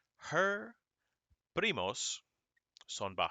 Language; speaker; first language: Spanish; non-native, fluent; English